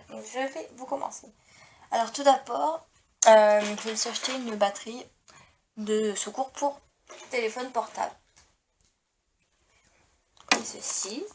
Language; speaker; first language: French; native; French